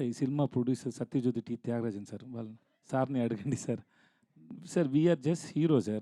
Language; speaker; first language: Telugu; non-native, learner; Tamil